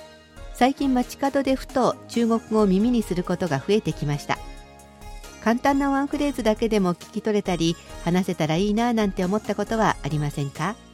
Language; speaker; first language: Japanese; native; Japanese